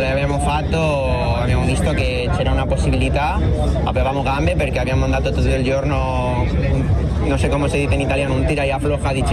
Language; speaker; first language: Italian; non-native, fluent; Spanish